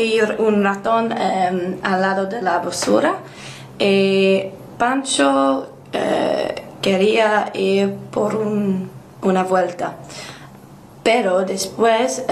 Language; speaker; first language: Spanish; non-native, learner; English